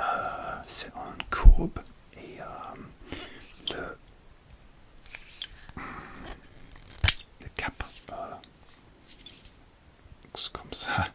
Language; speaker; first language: French; non-native, learner; English